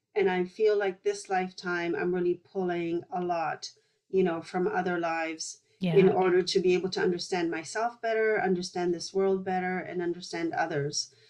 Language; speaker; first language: English; early bilingual, other home language; Polish